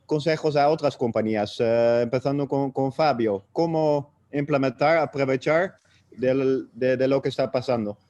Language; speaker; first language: Spanish; non-native, fluent; Dutch